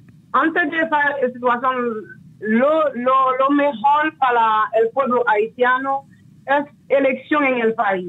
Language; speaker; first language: Spanish; non-native, local second language; Haitian Creole